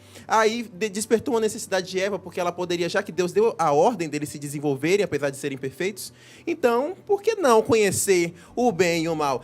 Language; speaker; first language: Portuguese; native; Portuguese